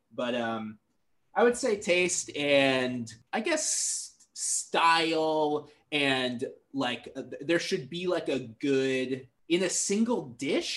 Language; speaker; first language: English; native; English